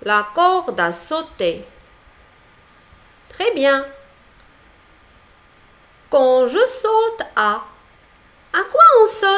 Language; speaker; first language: French; non-native, local second language; Arabic